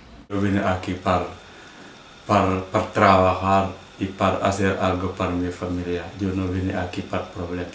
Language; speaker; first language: Spanish; non-native, learner; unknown